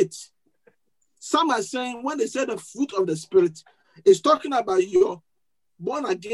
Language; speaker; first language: English; non-native, local second language; Akan